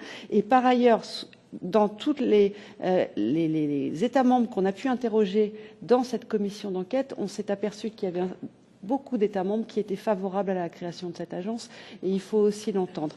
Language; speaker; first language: French; native; French